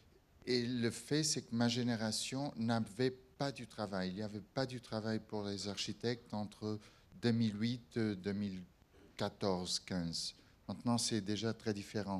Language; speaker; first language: French; non-native, fluent; Portuguese